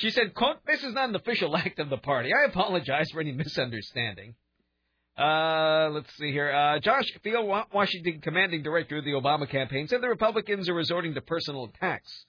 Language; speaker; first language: English; native; English